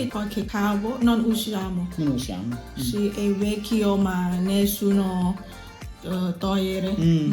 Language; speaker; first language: Italian; non-native, learner; Thai